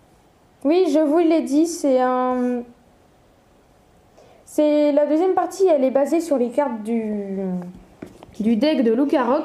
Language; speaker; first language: French; native; French